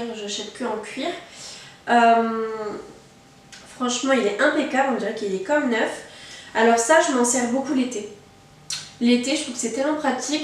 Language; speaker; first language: French; native; French